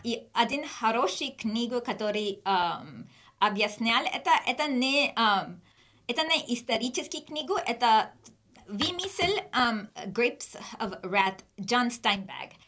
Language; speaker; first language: Russian; non-native, learner; English